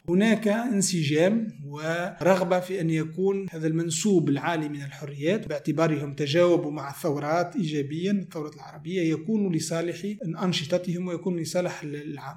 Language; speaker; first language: Arabic; native; Arabic